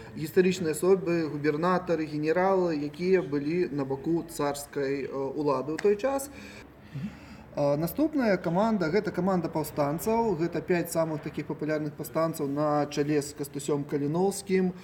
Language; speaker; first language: Belarusian; non-native, local second language; Russian